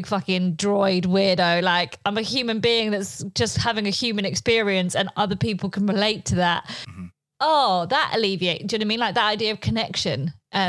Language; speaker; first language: English; non-native, local second language; Polish